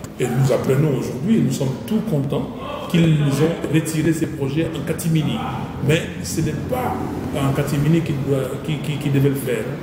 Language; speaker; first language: French; non-native, local second language; Lingala